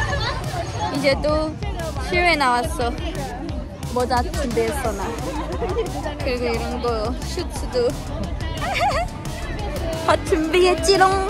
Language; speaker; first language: Korean; non-native, learner; Chinese